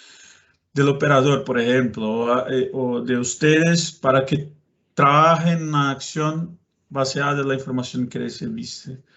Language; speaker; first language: Spanish; non-native, fluent; Portuguese